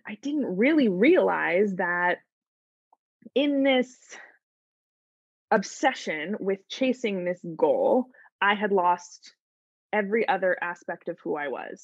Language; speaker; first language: English; native; English